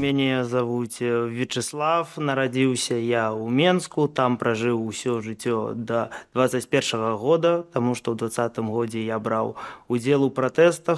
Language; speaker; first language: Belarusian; non-native, local second language; Russian